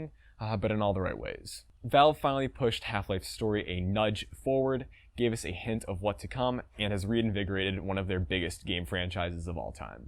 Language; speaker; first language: English; native; English